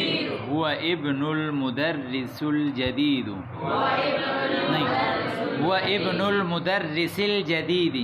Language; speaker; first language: Arabic; non-native, fluent; Urdu